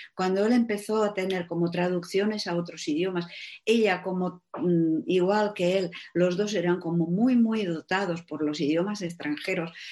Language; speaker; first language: Spanish; non-native, fluent; Czech